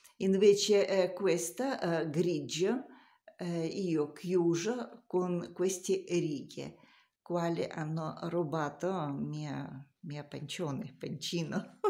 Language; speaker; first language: Italian; non-native, learner; Russian